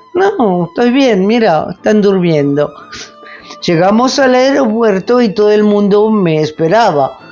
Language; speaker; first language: Spanish; non-native, fluent; French